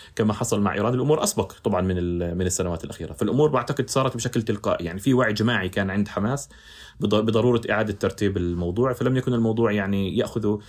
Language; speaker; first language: Arabic; native; Arabic